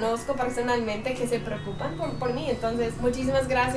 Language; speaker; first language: Spanish; non-native, fluent; English